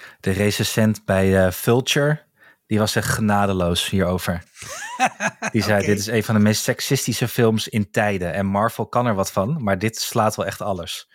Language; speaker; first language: Dutch; native; Dutch